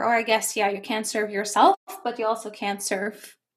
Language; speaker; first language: English; non-native, fluent; German